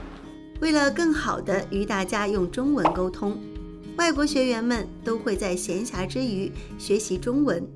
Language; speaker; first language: Chinese; native; Chinese